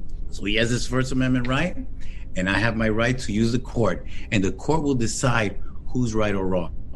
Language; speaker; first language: English; early bilingual, other home language; Spanish